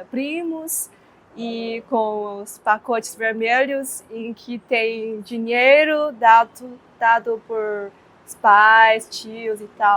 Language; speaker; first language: Portuguese; non-native, fluent; Chinese